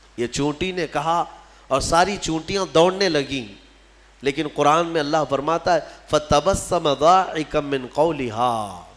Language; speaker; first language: Urdu; native; Urdu